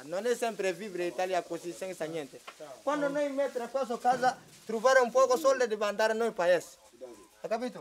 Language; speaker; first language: Italian; non-native, learner; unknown